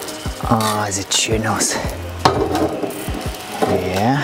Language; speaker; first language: German; non-native, learner; Russian